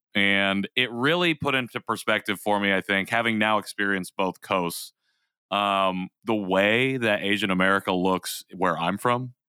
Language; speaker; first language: English; native; English